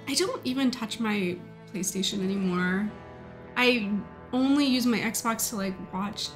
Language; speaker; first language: English; native; English